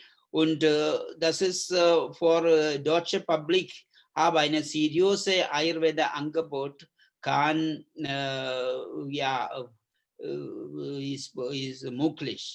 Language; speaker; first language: German; non-native, learner; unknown